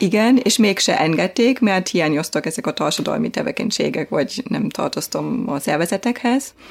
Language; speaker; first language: Hungarian; non-native, fluent; German